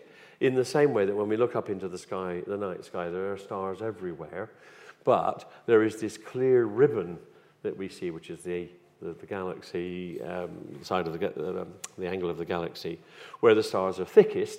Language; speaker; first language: English; native; English